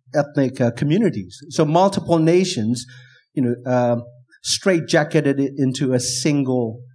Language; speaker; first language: English; non-native, fluent; Burmese